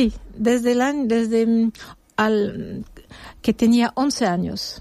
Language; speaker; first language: Spanish; non-native, fluent; French